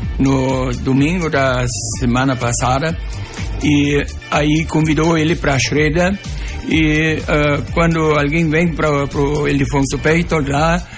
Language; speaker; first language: Portuguese; non-native, local second language; German